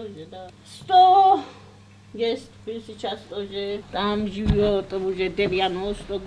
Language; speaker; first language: Russian; non-native, learner; Svan